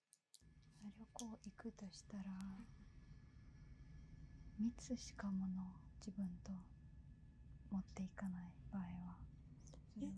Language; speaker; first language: Japanese; non-native, learner; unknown